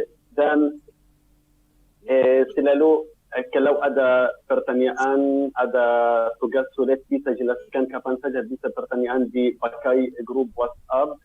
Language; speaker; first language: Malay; non-native, learner; Arabic